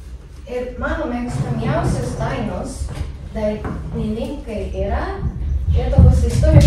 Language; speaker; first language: Lithuanian; non-native, learner; Japanese